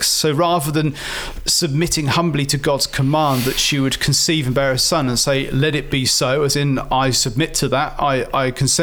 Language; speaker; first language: English; native; English